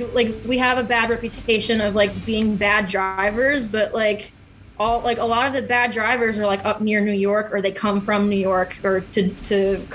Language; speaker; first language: English; native; English